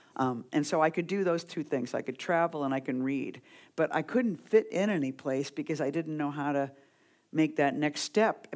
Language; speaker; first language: English; native; English